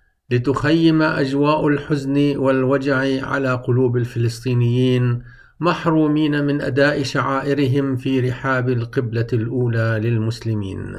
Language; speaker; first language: Arabic; native; Arabic